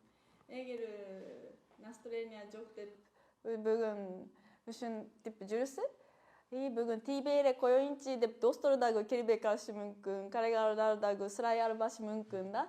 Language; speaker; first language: Kyrgyz; non-native, fluent; Japanese